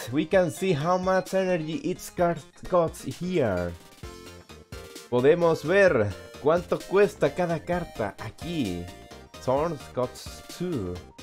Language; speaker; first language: English; non-native, learner; Spanish